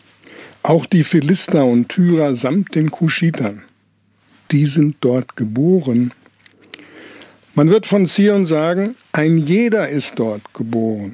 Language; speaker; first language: German; native; German